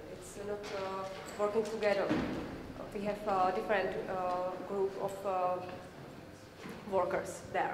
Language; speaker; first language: English; non-native, learner; Czech